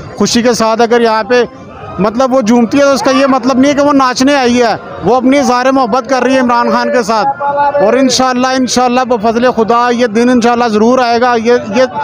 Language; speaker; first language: Urdu; non-native, local second language; Punjabi